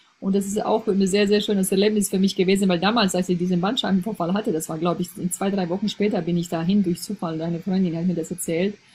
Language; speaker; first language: German; non-native, fluent; Bosnian